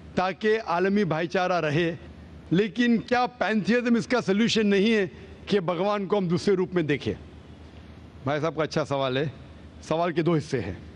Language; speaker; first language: Hindi; non-native, local second language; Konkani